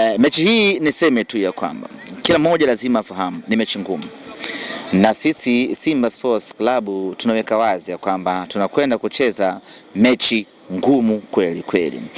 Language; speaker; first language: Swahili; native; Swahili